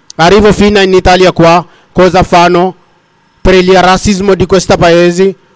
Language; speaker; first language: Italian; non-native, fluent; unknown